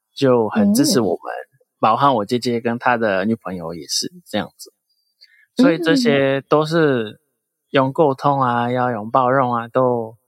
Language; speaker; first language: Chinese; non-native, fluent; Portuguese